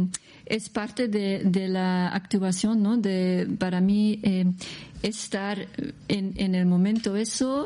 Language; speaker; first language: Spanish; non-native, learner; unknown